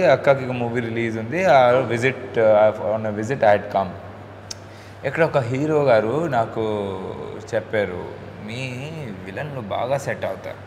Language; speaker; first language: Telugu; non-native, learner; Hindi